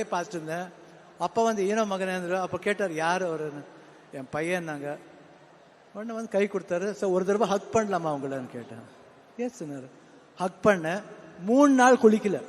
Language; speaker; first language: Tamil; non-native, local second language; Kannada